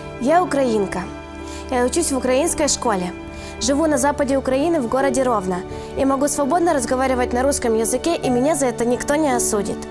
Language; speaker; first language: Russian; non-native, local second language; Ukrainian